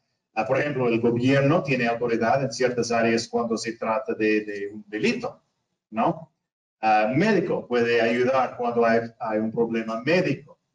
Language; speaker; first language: Spanish; non-native, fluent; English